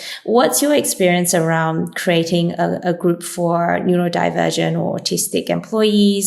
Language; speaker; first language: English; native; English